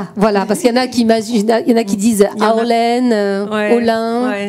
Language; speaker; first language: French; native; French